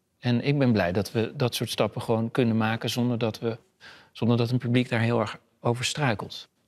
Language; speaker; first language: Dutch; native; Dutch